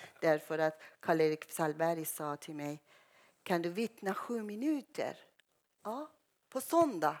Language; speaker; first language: Swedish; non-native, fluent; Persian